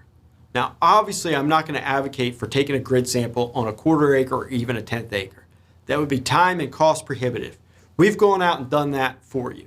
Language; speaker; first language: English; native; English